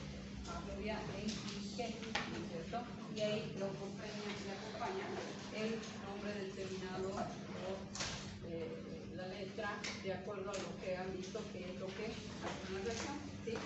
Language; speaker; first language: Spanish; native; Spanish